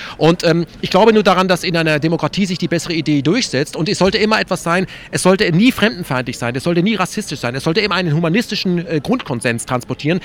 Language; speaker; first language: German; native; German